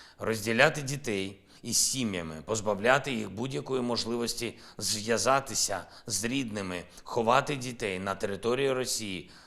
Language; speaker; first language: Ukrainian; non-native, local second language; Russian